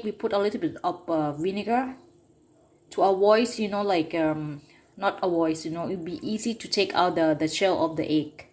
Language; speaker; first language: English; non-native, learner; Thai